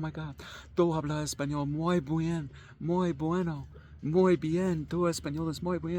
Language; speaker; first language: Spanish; non-native, learner; English